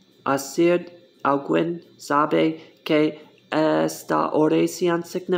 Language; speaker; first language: Spanish; non-native, learner; English